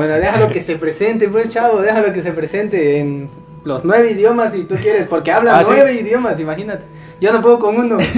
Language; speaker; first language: Spanish; native; Spanish